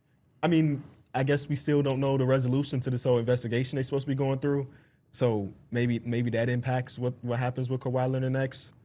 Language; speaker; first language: English; native; English